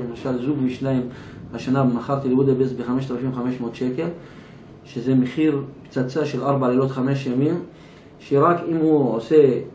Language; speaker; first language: Hebrew; non-native, local second language; Arabic